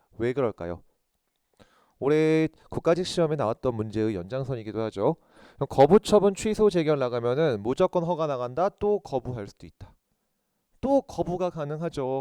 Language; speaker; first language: Korean; native; Korean